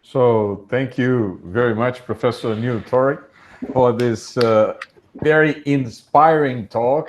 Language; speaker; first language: English; non-native, fluent; Portuguese